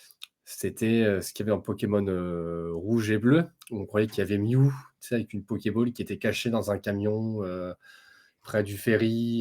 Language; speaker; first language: French; native; French